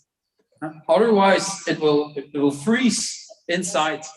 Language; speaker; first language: English; non-native, fluent; Dutch